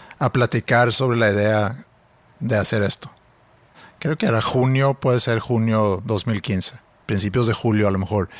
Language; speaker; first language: Spanish; non-native, fluent; Swedish